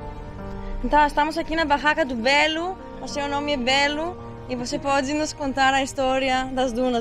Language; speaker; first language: Portuguese; non-native, learner; Greek